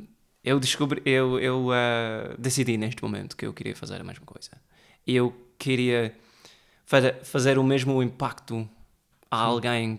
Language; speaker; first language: Portuguese; early bilingual, heritage; Portuguese